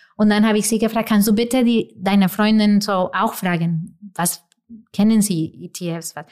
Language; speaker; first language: German; non-native, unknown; Spanish